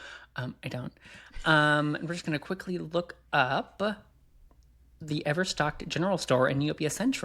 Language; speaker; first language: English; native; English